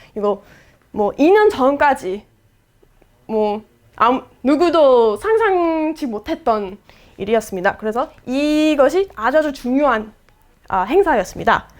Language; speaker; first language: Korean; non-native, fluent; English